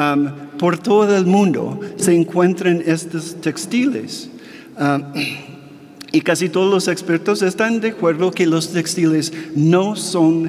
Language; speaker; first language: Spanish; non-native, fluent; English